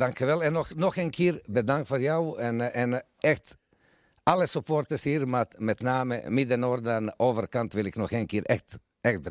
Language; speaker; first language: Dutch; non-native, fluent; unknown